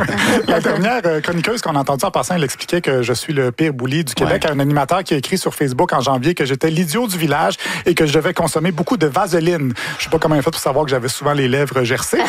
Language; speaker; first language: French; native; French